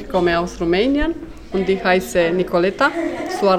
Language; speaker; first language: German; non-native, learner; Romanian